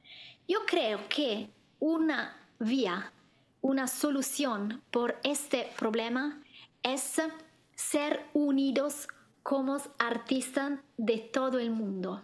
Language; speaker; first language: Spanish; non-native, fluent; Italian